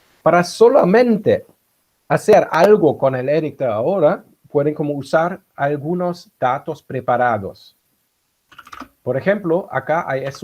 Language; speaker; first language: Spanish; non-native, fluent; German